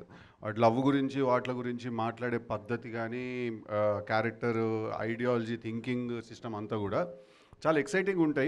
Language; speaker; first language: Telugu; native; Telugu